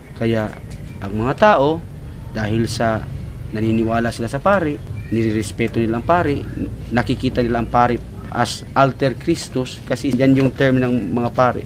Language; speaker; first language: Filipino; non-native, local second language; Cebuano